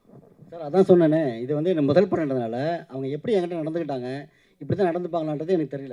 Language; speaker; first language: Tamil; native; Tamil